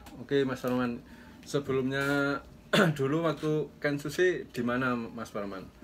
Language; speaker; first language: Indonesian; native; Indonesian